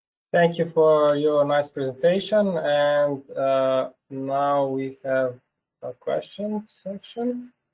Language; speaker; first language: English; non-native, fluent; Slovenian